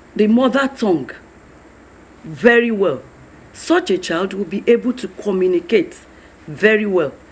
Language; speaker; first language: English; non-native, local second language; Yoruba